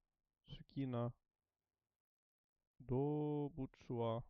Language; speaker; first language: Japanese; non-native, learner; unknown